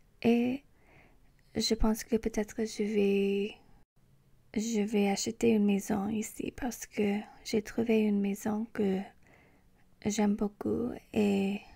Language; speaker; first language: French; non-native, learner; English